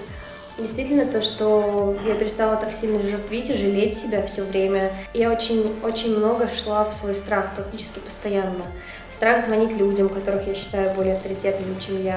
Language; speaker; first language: Russian; native; Russian